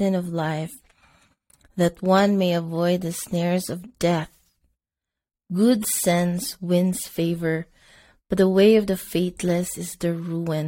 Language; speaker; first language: English; non-native, local second language; Cebuano